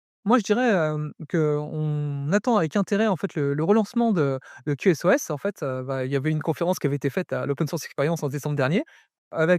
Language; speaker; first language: French; native; French